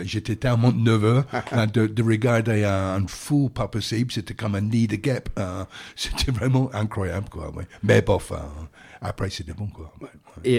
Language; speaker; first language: French; non-native, fluent; English